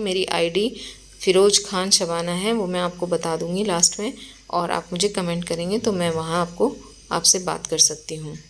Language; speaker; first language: Hindi; native; Hindi